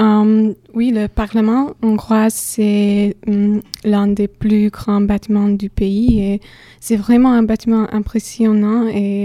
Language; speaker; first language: French; non-native, fluent; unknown